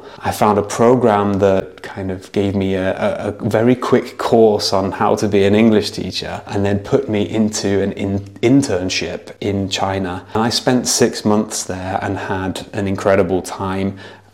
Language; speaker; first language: English; native; English